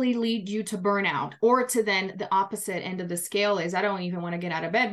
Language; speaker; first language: English; non-native, fluent; Portuguese